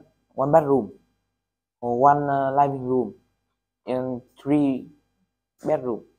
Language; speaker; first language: English; non-native, learner; Vietnamese